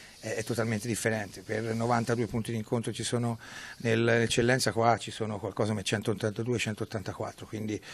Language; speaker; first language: Italian; native; Italian